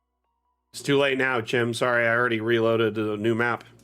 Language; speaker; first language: English; native; English